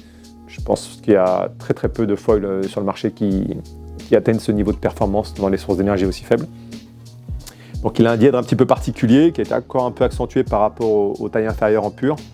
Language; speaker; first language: French; native; French